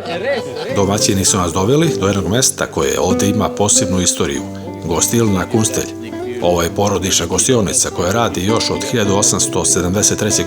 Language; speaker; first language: Serbian; native; Serbian